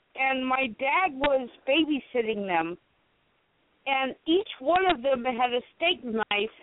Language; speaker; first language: English; native; English